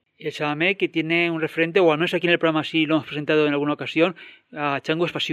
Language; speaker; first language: Spanish; native; Spanish